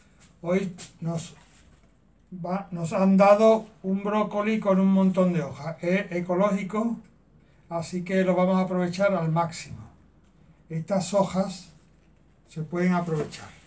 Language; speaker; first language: Spanish; native; Spanish